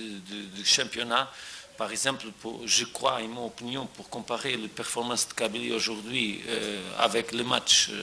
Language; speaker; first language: French; non-native, fluent; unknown